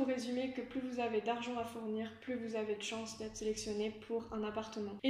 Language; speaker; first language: French; native; French